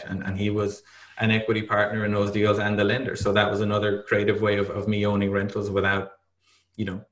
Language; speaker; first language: English; native; English